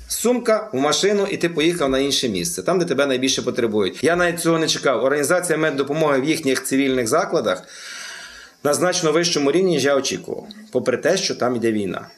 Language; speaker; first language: Ukrainian; native; Ukrainian